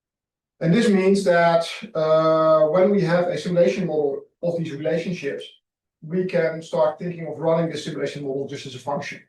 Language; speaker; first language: English; non-native, fluent; Dutch